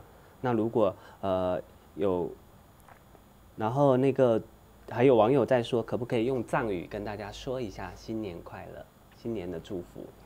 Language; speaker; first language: Chinese; native; Chinese